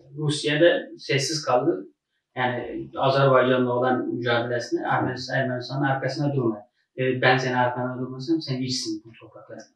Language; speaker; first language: Turkish; non-native, fluent; Uzbek